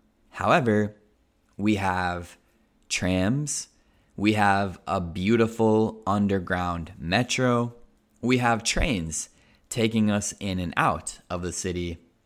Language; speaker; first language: English; native; English